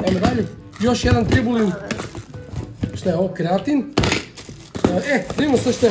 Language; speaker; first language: Croatian; native; Croatian